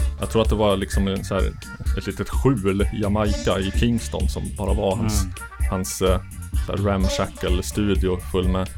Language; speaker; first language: Swedish; native; Swedish